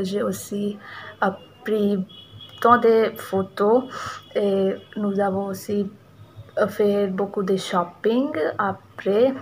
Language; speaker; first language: French; non-native, learner; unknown